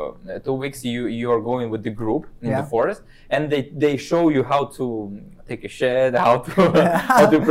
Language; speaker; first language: English; non-native, fluent; Kazakh